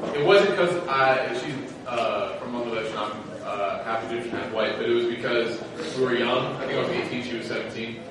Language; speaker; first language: English; native; English